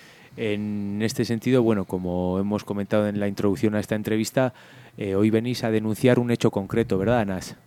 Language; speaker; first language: Spanish; native; Spanish